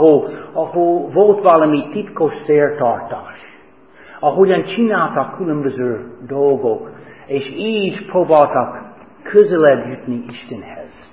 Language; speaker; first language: Hungarian; non-native, fluent; English